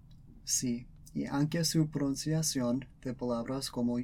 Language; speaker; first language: Spanish; early bilingual, other home language; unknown